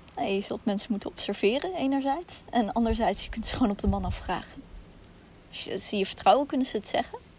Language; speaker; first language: Dutch; early bilingual, other home language; Russian